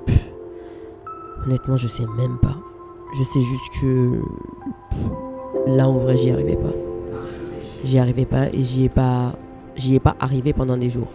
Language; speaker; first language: French; native; French